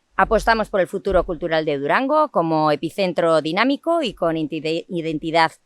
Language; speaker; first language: Spanish; non-native, local second language; Basque